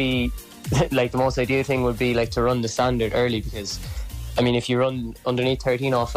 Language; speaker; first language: English; native; English